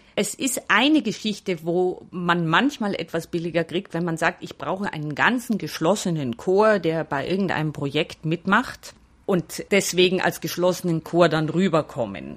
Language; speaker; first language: German; native; German